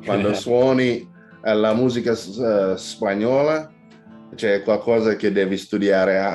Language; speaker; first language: Italian; non-native, fluent; Indonesian